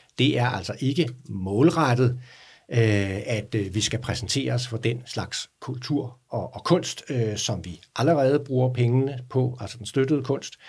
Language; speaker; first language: Danish; native; Danish